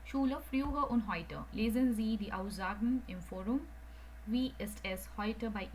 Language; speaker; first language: German; non-native, learner; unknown